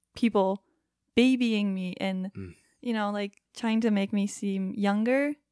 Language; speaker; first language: English; non-native, fluent; Japanese